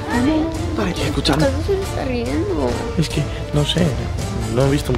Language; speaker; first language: Spanish; native; Spanish